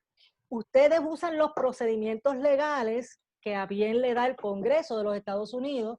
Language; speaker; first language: Spanish; native; Spanish